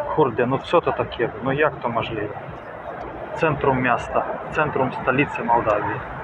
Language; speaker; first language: Polish; non-native, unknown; Ukrainian